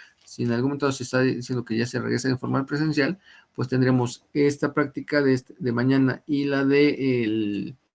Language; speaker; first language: Spanish; native; Spanish